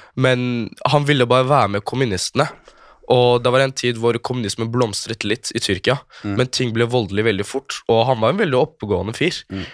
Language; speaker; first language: Norwegian; early bilingual, other home language; Kurdish